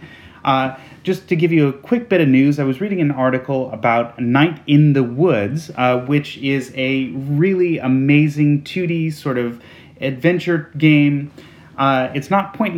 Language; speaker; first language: English; native; English